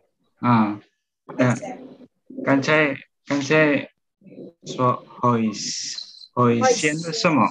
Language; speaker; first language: Cantonese; non-native, learner; Indonesian